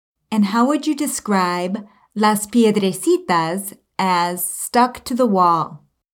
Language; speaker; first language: English; native; English